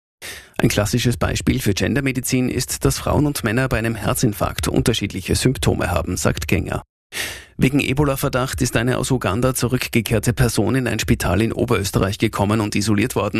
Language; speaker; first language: German; native; German